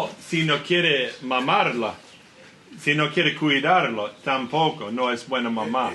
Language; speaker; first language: Spanish; non-native, learner; English